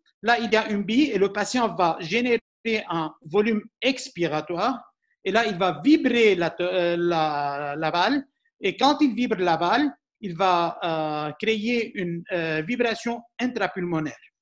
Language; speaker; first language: French; non-native, local second language; Arabic